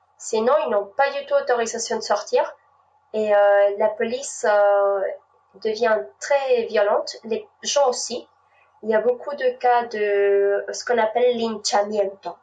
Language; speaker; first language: French; non-native, fluent; Spanish